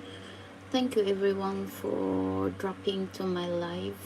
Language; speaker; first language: English; non-native, fluent; Filipino